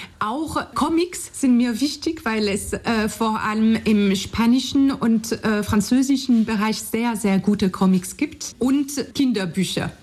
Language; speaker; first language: German; non-native, fluent; French